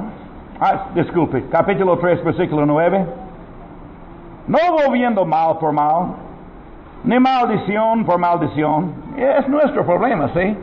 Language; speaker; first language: Spanish; non-native, learner; English